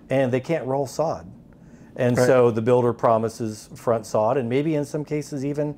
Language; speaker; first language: English; native; English